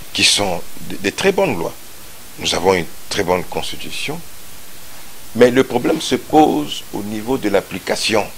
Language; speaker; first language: French; non-native, local second language; Lingala